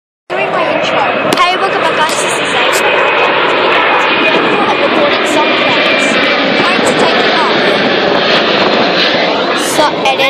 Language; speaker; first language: English; native; English